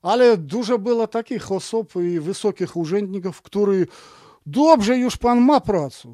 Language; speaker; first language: Polish; non-native, fluent; Russian